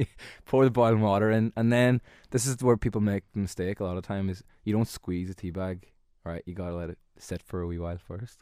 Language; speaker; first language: English; native; English